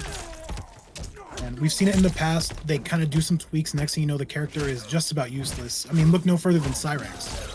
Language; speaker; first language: English; native; English